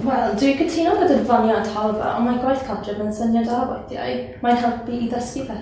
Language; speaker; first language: Welsh; non-native, learner; English